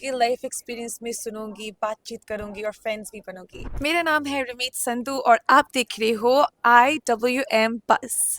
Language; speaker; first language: Hindi; non-native, learner; Punjabi